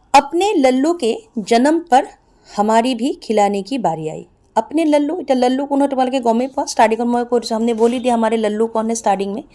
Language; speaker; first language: Hindi; non-native, local second language; Assamese